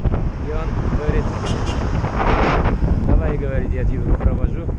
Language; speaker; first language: Russian; non-native, local second language; Uzbek